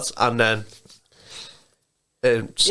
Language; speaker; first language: English; native; English